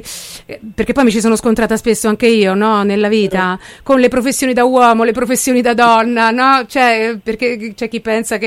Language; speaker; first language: Italian; native; Italian